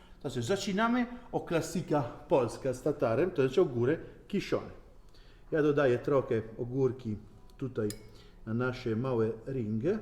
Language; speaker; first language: Polish; non-native, learner; Italian